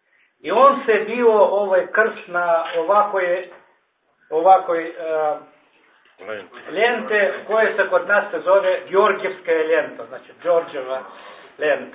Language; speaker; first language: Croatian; non-native, learner; Russian